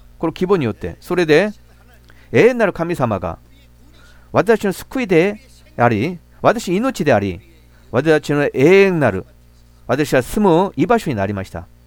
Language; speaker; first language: Japanese; non-native, fluent; Korean